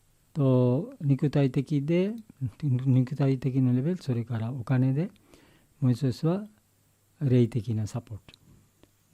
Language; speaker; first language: Japanese; non-native, learner; Bangla